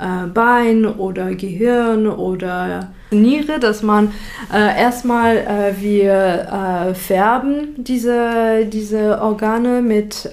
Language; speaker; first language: German; non-native, fluent; French